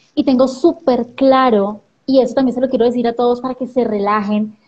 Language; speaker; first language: Spanish; native; Spanish